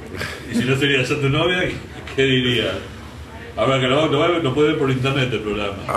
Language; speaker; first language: Spanish; native; Spanish